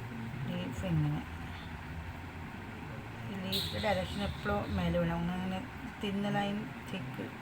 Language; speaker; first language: Malayalam; non-native, fluent; Hindi